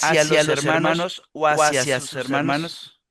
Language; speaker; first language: Spanish; native; Spanish